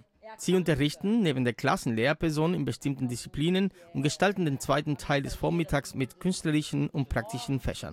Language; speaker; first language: German; native; German